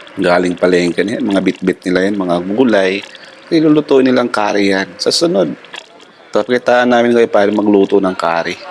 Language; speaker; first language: Filipino; non-native, local second language; Hiligaynon